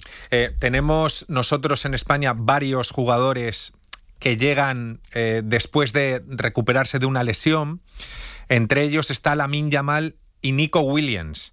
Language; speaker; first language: Spanish; native; Spanish